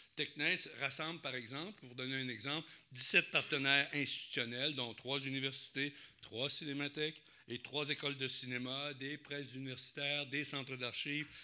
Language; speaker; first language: French; native; French